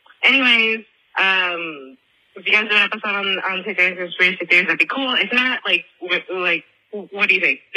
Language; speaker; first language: English; native; English